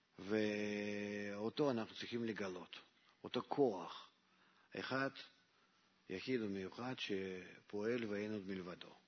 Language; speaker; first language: Hebrew; non-native, fluent; Russian